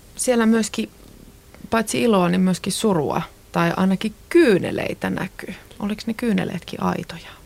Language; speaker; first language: Finnish; native; Finnish